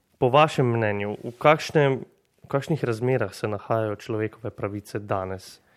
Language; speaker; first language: Slovenian; native; Slovenian